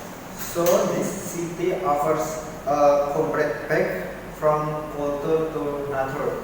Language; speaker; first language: English; non-native, learner; Indonesian